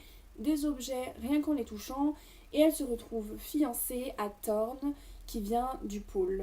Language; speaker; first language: French; native; French